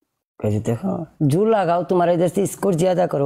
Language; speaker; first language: Hindi; non-native, fluent; Bangla